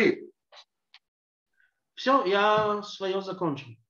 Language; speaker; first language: Russian; early bilingual, heritage; Russian